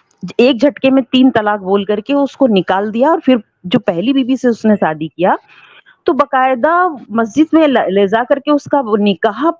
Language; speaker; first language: Hindi; native; Hindi